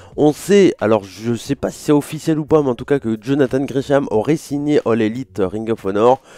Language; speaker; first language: French; native; French